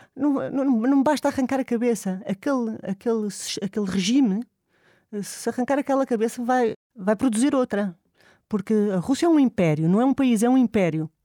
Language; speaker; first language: Portuguese; native; Portuguese